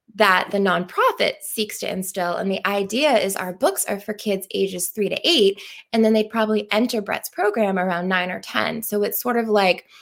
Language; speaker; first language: English; native; English